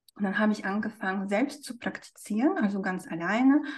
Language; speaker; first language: German; non-native, fluent; Russian